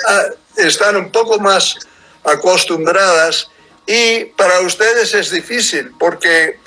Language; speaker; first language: Spanish; non-native, fluent; English